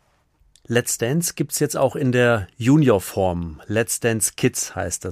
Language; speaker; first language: German; native; German